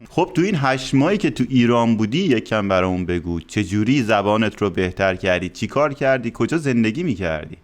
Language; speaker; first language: Persian; native; Persian